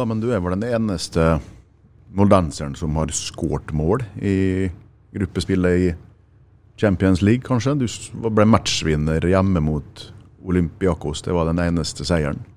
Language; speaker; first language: Norwegian; native; Norwegian